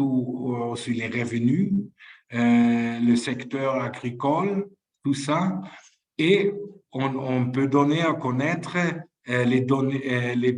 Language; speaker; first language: French; non-native, fluent; Spanish